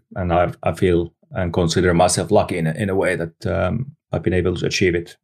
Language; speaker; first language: English; non-native, fluent; Finnish